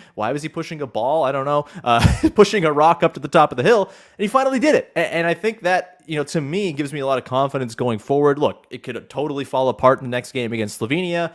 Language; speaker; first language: English; native; English